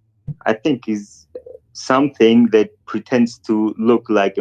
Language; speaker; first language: English; non-native, fluent; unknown